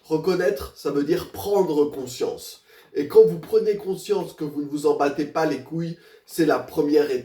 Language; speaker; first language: French; native; French